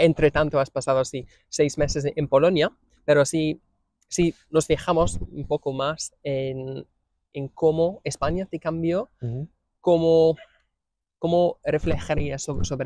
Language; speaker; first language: Spanish; non-native, fluent; English